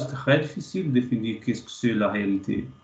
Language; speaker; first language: French; non-native, fluent; Portuguese